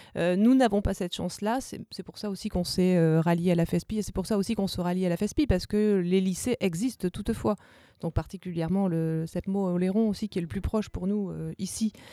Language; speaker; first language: French; native; French